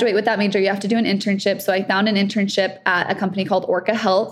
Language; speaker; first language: English; native; English